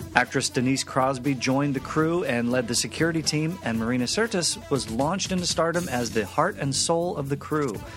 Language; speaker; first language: English; native; English